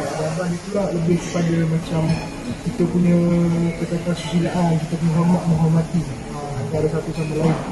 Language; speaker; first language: Malay; native; Malay